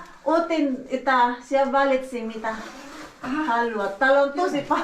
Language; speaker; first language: Finnish; non-native, learner; Filipino